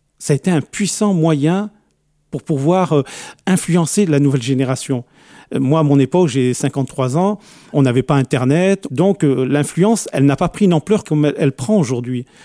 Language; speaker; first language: French; early bilingual, other home language; Arabic